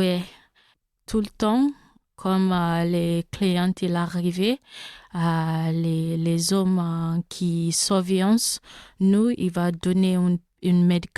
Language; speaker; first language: French; non-native, learner; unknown